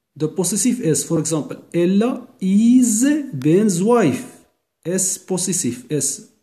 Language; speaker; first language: English; non-native, learner; Arabic